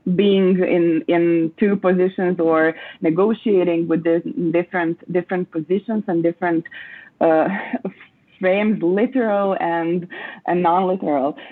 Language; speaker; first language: English; non-native, fluent; Croatian